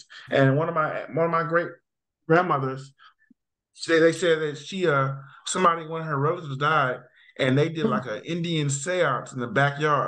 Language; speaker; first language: English; native; English